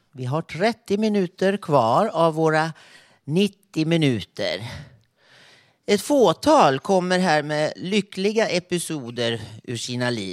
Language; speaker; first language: Swedish; native; Swedish